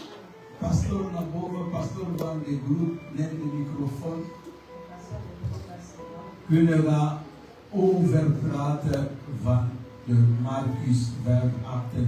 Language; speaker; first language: Dutch; non-native, learner; French